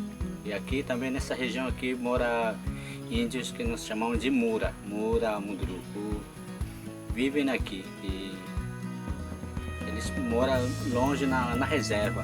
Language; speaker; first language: Portuguese; non-native, local second language; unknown